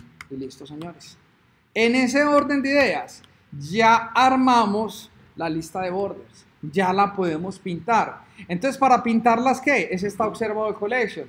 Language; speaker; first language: Spanish; native; Spanish